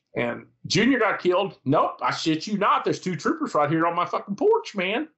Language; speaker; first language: English; native; English